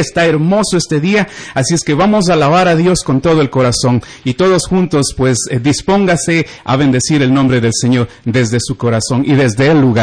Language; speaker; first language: Spanish; native; Spanish